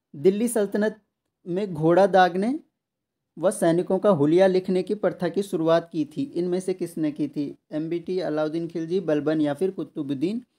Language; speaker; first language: Hindi; native; Hindi